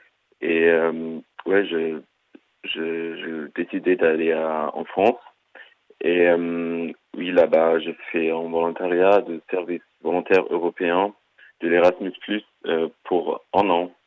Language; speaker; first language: French; non-native, fluent; German